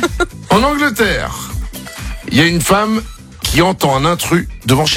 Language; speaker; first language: French; native; French